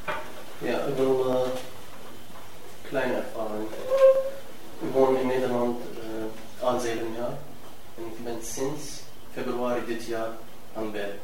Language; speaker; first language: Dutch; non-native, learner; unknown